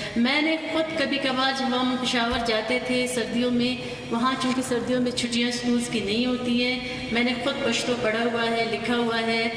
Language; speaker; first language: Urdu; non-native, local second language; Brahui